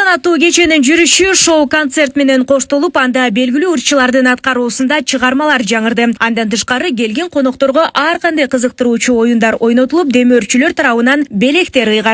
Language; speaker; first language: Kyrgyz; native; Kyrgyz